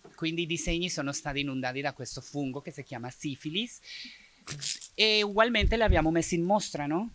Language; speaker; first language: Italian; non-native, fluent; Spanish